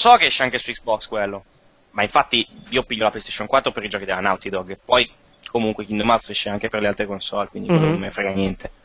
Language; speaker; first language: Italian; native; Italian